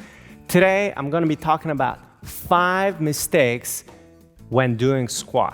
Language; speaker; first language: English; native; English